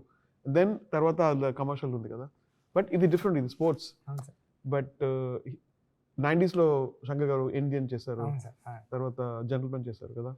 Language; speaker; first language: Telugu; non-native, learner; Tamil